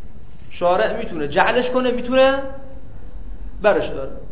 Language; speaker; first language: Persian; native; Persian